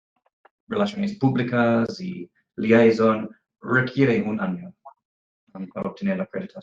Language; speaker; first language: Spanish; non-native, fluent; English